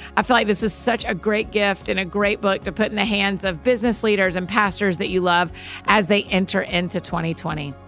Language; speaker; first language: English; native; English